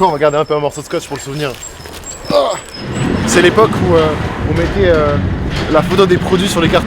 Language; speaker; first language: French; native; French